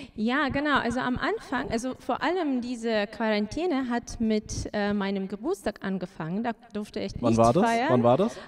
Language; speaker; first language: German; non-native, fluent; Azerbaijani